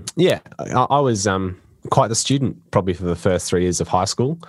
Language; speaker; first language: English; native; English